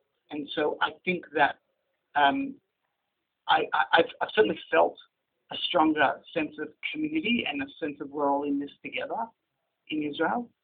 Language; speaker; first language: English; native; English